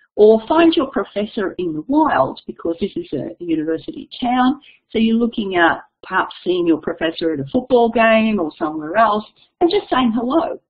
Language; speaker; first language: English; native; English